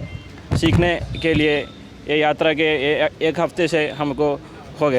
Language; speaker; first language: Hindi; non-native, local second language; Malayalam